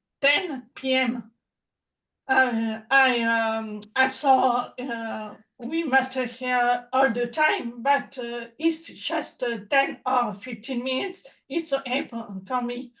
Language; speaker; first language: English; non-native, learner; French